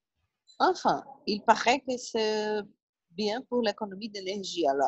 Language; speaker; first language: French; non-native, learner; Portuguese